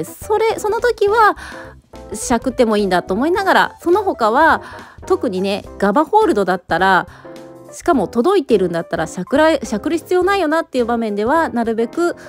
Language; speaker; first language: Japanese; native; Japanese